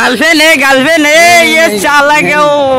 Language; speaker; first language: Hindi; non-native, local second language; Assamese